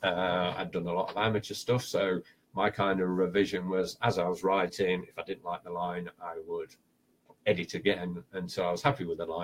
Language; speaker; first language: English; native; English